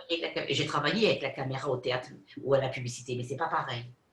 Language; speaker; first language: French; non-native, fluent; Spanish